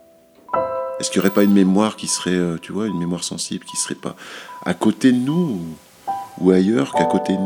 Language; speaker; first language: French; native; French